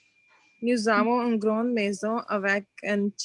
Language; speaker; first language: French; non-native, learner; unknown